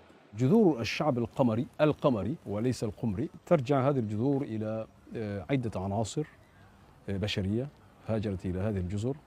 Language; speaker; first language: Arabic; non-native, local second language; Comorian